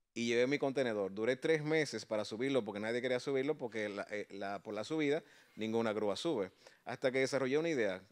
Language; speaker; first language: Spanish; native; Spanish